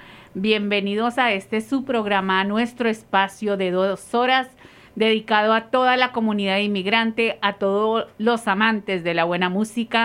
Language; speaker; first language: Spanish; native; Spanish